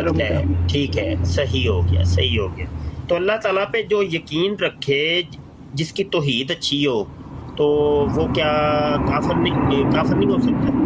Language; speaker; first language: Hindi; non-native, local second language; Punjabi